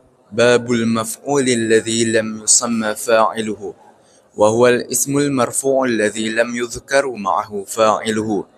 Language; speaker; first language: Arabic; non-native, fluent; Indonesian